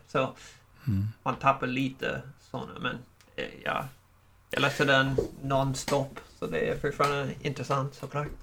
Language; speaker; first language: Swedish; non-native, learner; English